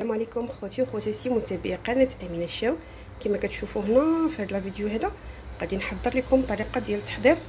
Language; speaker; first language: Arabic; native; Arabic